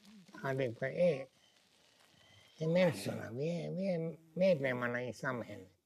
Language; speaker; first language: Swedish; non-native, local second language; Finnish